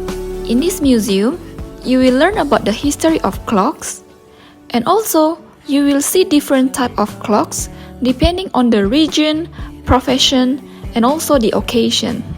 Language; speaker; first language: English; non-native, fluent; Indonesian